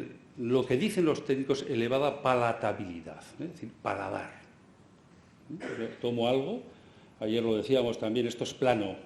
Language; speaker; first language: Spanish; native; Spanish